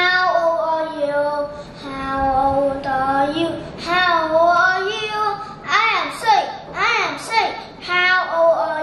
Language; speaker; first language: English; non-native, learner; Vietnamese